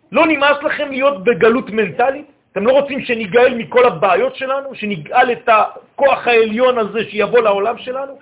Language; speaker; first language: Hebrew; non-native, fluent; French